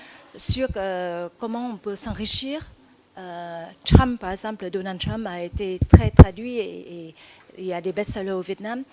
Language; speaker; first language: French; non-native, fluent; Vietnamese